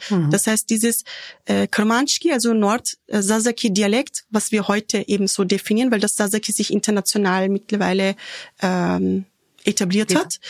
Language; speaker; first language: German; early bilingual, other home language; Turkish